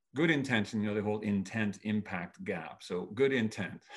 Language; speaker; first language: English; native; English